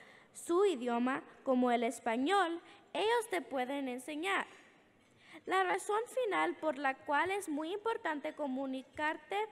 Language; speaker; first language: Spanish; early bilingual, heritage; English